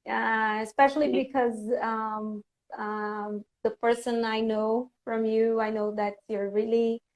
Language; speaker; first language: English; non-native, fluent; Portuguese